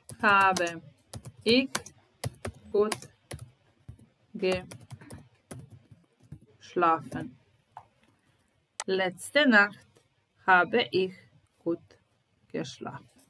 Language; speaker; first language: German; non-native, fluent; Serbian